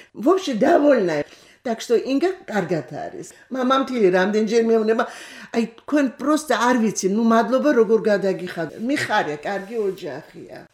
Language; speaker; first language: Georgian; non-native, local second language; Kurdish